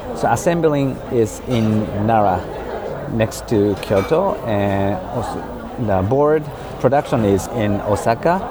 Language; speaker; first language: English; non-native, fluent; Japanese